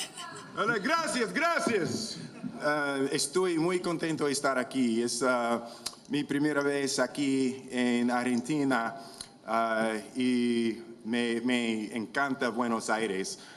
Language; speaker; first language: Spanish; non-native, learner; English